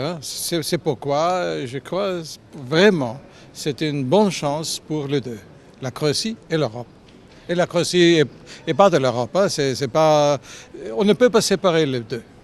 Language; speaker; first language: French; non-native, fluent; German